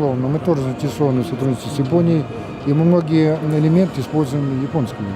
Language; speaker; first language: Russian; native; Russian